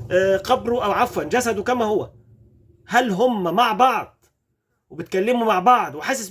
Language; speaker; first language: Arabic; native; Arabic